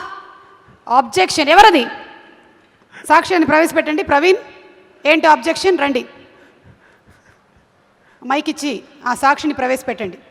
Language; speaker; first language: Telugu; native; Telugu